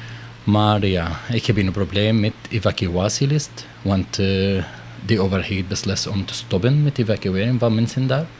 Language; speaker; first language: Dutch; non-native, learner; Arabic